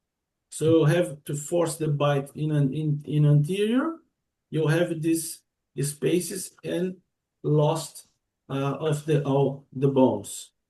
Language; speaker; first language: English; non-native, learner; Portuguese